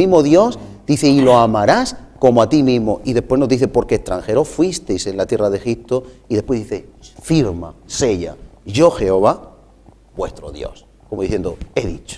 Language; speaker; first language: Spanish; native; Spanish